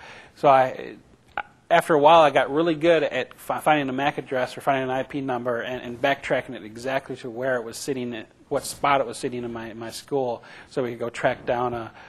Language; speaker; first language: English; native; English